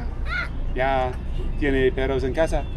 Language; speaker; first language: Spanish; non-native, learner; English